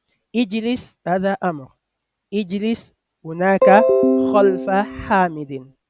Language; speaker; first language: Arabic; non-native, fluent; French